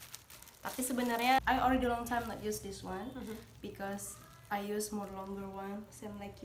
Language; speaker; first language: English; non-native, learner; Indonesian